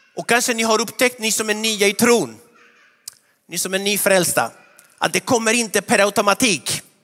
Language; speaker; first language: Swedish; non-native, fluent; Spanish